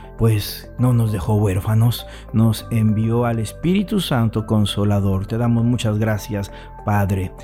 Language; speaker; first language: Spanish; native; Spanish